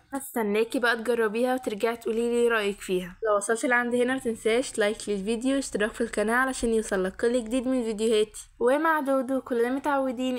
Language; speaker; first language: Arabic; native; Arabic